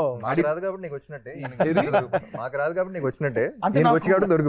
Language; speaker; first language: Telugu; native; Telugu